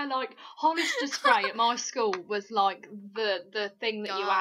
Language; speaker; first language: English; native; English